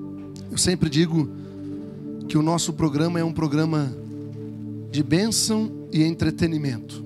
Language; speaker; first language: Portuguese; native; Portuguese